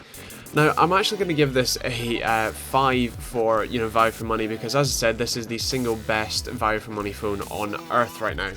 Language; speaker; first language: English; native; English